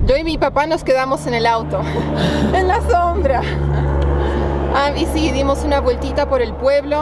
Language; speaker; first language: Spanish; native; Spanish